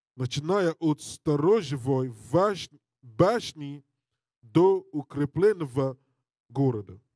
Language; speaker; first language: Russian; non-native, learner; English